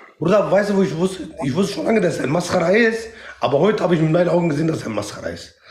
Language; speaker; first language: German; non-native, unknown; Kurdish